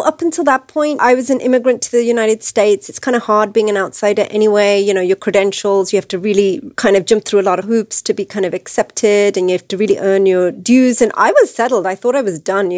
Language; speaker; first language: English; native; English